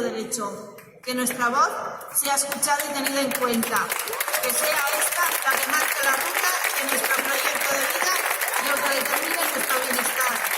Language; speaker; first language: Spanish; native; Spanish